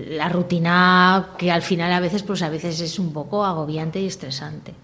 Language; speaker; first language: Spanish; non-native, local second language; Catalan